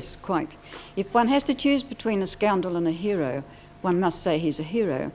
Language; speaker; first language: English; native; English